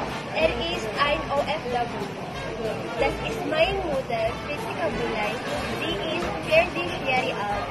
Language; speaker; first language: German; non-native, learner; Filipino